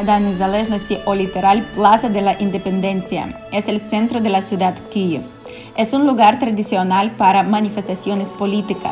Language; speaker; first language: Spanish; non-native, fluent; Ukrainian